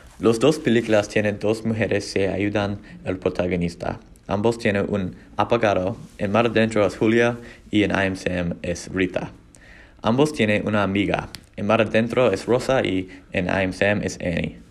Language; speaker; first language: Spanish; non-native, learner; English